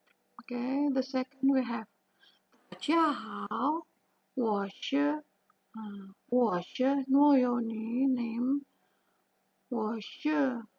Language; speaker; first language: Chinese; non-native, learner; Indonesian